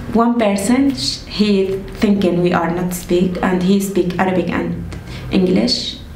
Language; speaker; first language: English; non-native, learner; Arabic